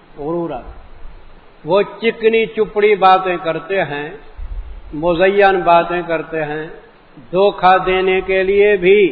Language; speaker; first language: Urdu; non-native, local second language; Punjabi